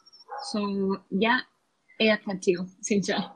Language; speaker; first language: Danish; non-native, learner; Spanish